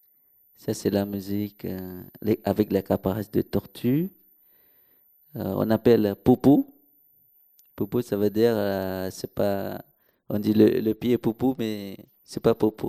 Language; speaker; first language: French; non-native, local second language; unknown